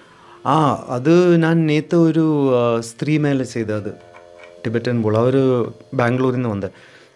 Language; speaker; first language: Tamil; non-native, learner; Malayalam